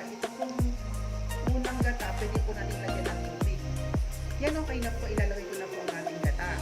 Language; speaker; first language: Filipino; non-native, local second language; Pampanga